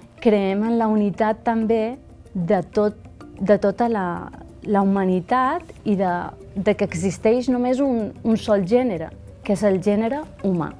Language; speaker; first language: Catalan; early bilingual, other home language; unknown